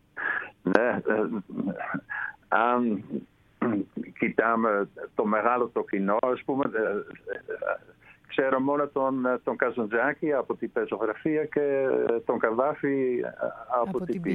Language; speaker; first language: Greek; non-native, fluent; Dutch